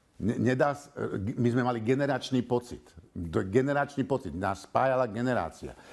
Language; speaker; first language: Slovak; native; Slovak